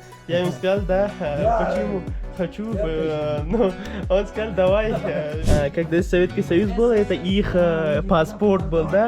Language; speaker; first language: Russian; non-native, learner; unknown